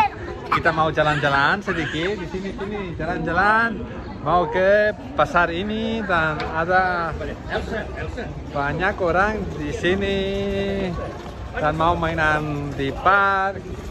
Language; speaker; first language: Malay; non-native, fluent; Catalan